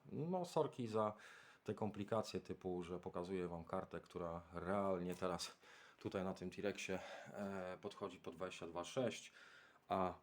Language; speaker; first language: Polish; native; Polish